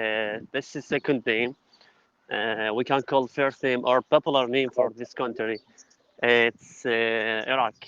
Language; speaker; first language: English; non-native, learner; Arabic